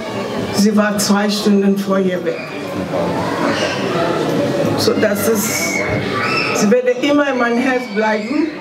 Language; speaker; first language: German; non-native, fluent; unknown